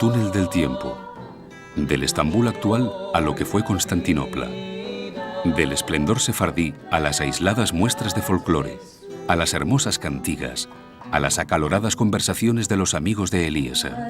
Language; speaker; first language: Spanish; native; Spanish